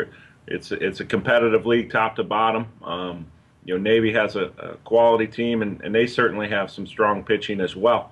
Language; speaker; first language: English; native; English